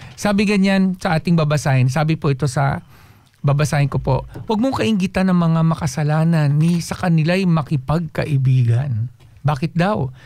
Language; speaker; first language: Filipino; native; Filipino